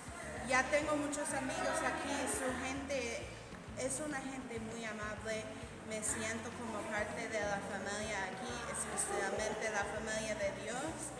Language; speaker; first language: Spanish; non-native, fluent; English